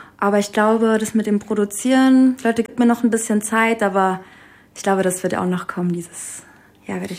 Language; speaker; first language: German; early bilingual, other home language; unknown